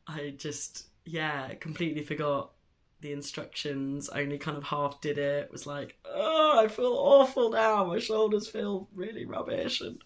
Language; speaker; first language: English; native; English